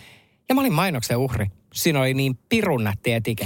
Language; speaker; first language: Finnish; native; Finnish